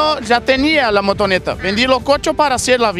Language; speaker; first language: Spanish; non-native, learner; Portuguese